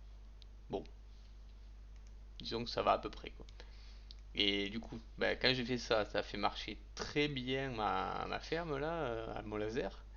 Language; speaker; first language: French; native; French